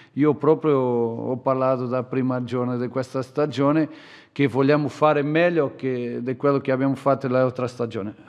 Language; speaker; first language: Italian; non-native, fluent; Portuguese